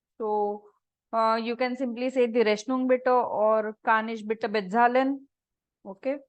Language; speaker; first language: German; non-native, fluent; Marathi